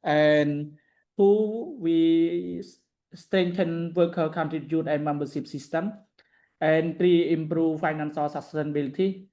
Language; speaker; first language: English; non-native, learner; Khmer